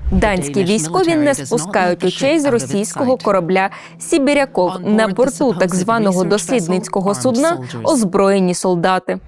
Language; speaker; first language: Ukrainian; native; Ukrainian